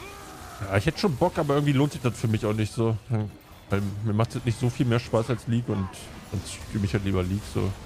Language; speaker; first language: German; native; German